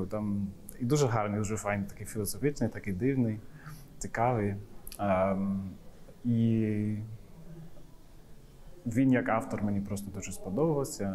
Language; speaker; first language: Ukrainian; non-native, fluent; English